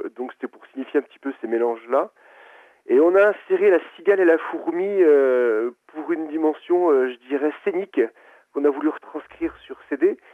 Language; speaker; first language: French; native; French